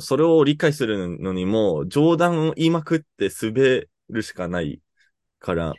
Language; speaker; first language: Japanese; non-native, fluent; English